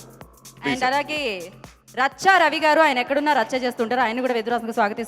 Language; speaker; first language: Telugu; native; Telugu